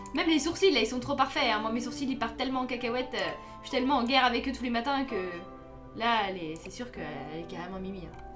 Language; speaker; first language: French; native; French